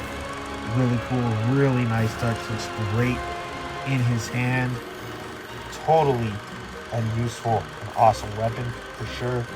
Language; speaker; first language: English; native; English